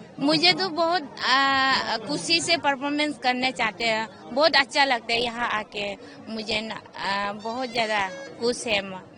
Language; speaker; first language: Hindi; non-native, local second language; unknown